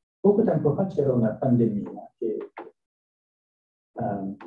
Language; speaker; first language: Italian; non-native, learner; French